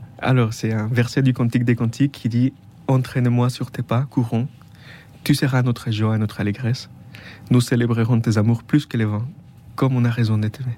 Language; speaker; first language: French; non-native, fluent; Spanish